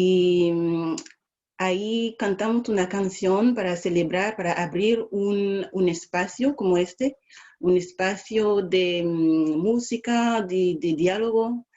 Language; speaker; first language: Spanish; non-native, fluent; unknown